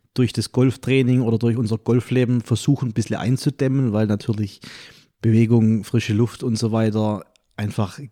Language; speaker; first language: German; non-native, fluent; French